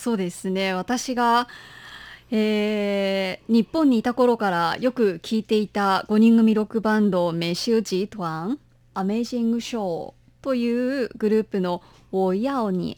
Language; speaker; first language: Japanese; native; Japanese